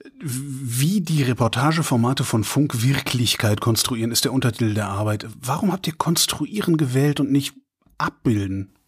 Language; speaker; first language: German; native; German